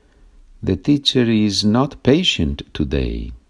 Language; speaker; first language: English; non-native, fluent; Spanish